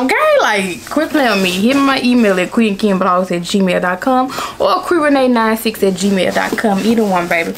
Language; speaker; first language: English; native; English